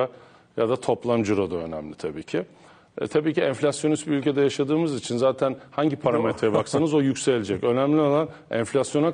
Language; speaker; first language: Turkish; native; Turkish